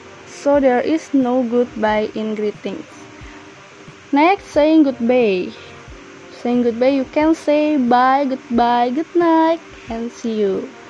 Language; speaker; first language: English; non-native, learner; Indonesian